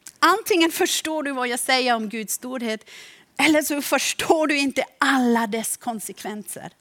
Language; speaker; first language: Swedish; non-native, fluent; German